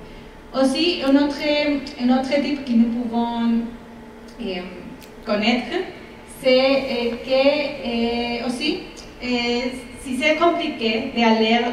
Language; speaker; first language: French; non-native, fluent; Spanish